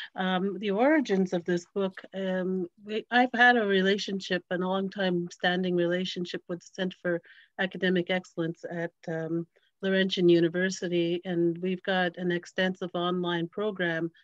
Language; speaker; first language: English; native; English